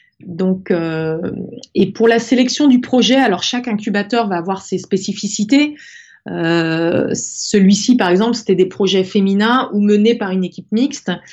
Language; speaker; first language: French; native; French